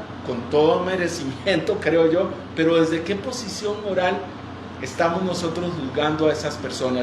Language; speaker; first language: Spanish; native; Spanish